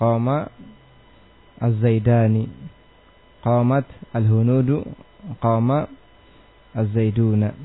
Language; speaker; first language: Arabic; non-native, fluent; Indonesian